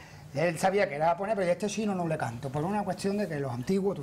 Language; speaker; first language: Spanish; native; Spanish